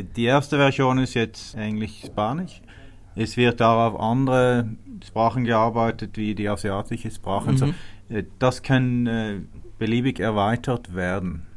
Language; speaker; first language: German; non-native, fluent; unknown